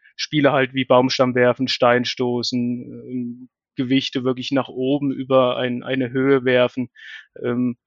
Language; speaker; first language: German; native; German